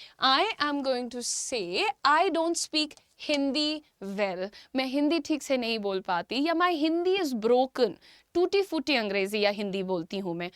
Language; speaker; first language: Hindi; native; Hindi